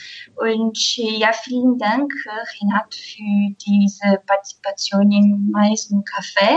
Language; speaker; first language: German; non-native, learner; Portuguese